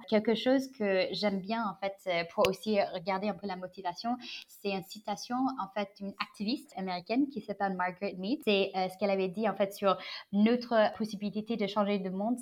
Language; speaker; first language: French; non-native, fluent; Chinese